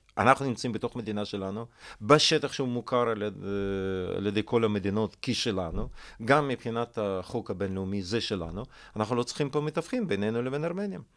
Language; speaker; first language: Hebrew; non-native, fluent; Russian